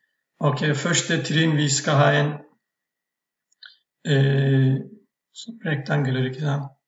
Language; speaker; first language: Norwegian; non-native, fluent; Turkish